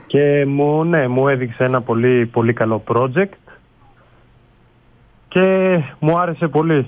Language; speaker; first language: Greek; early bilingual, other home language; Bulgarian